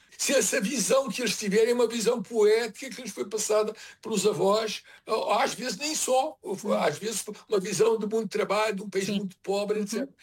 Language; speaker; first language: Portuguese; native; Portuguese